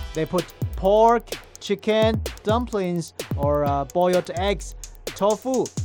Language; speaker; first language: English; non-native, fluent; Chinese